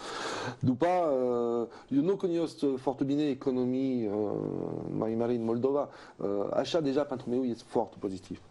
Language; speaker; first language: Romanian; non-native, learner; French